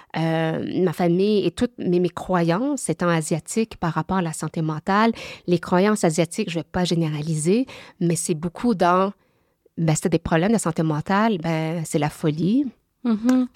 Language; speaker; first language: French; early bilingual, other home language; Vietnamese